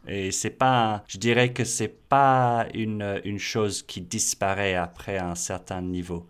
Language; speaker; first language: French; non-native, fluent; English